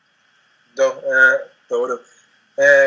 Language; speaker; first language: French; non-native, learner; Spanish